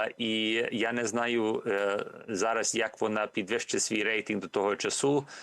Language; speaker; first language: Ukrainian; early bilingual, heritage; Ukrainian